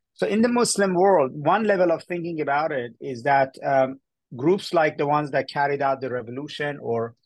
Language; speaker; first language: English; early bilingual, other home language; Persian